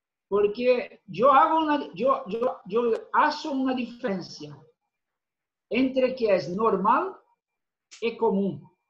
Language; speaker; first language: Spanish; non-native, fluent; Portuguese